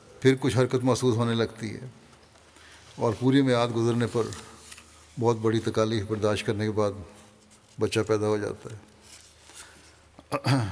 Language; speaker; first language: Urdu; native; Urdu